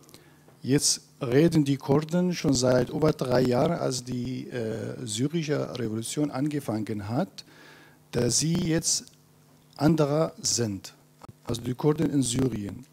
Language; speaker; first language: German; non-native, fluent; Kurdish